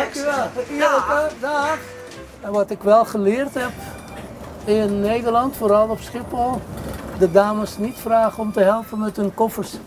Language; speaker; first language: Dutch; non-native, fluent; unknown